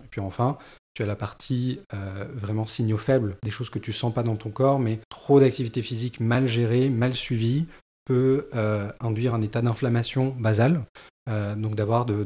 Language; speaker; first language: French; native; French